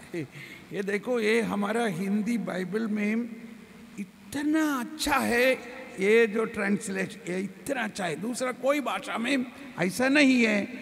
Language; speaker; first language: Hindi; non-native, local second language; Malayalam